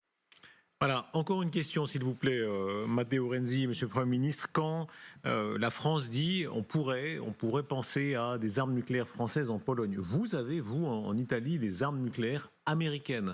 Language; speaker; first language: French; native; French